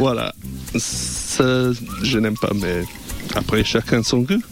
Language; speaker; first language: French; non-native, learner; English